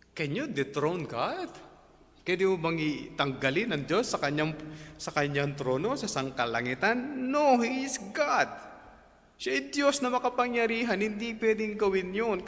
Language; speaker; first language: Filipino; non-native, local second language; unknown